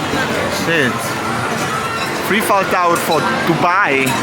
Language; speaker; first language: German; non-native, local second language; Croatian